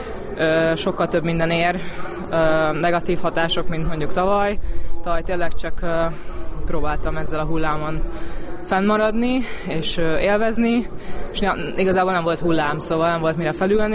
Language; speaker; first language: Hungarian; native; Hungarian